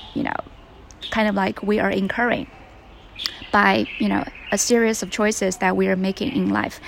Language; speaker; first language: English; non-native, fluent; Chinese